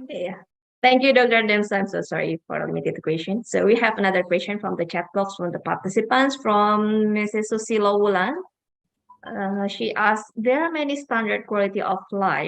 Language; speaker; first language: English; non-native, fluent; Indonesian